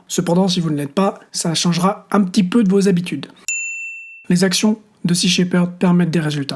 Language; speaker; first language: French; native; French